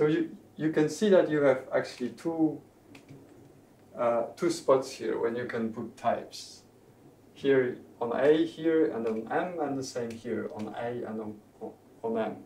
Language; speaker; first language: English; non-native, fluent; Polish